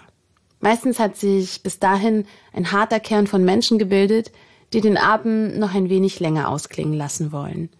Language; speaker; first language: German; native; German